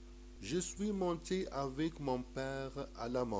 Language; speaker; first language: French; non-native, local second language; Arabic